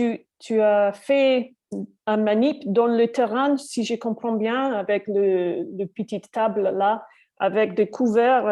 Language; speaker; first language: French; non-native, learner; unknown